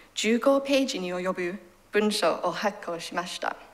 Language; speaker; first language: Japanese; non-native, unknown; English